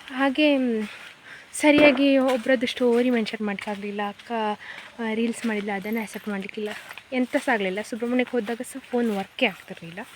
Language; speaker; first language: Kannada; non-native, local second language; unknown